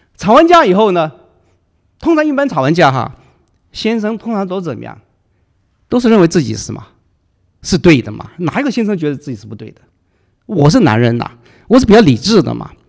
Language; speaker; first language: Chinese; non-native, local second language; Cantonese